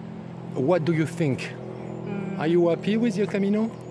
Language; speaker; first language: English; non-native, learner; French